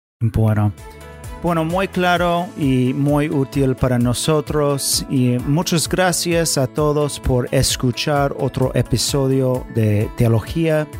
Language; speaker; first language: Spanish; non-native, fluent; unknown